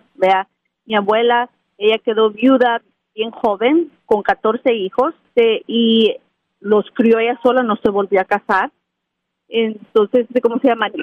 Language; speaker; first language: Spanish; native; Spanish